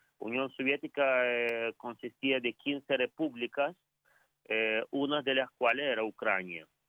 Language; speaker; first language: Spanish; non-native, fluent; Ukrainian